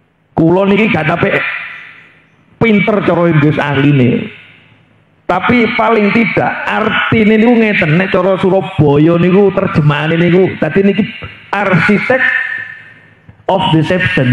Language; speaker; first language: Indonesian; native; Indonesian